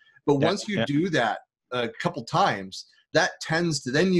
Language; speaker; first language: English; native; English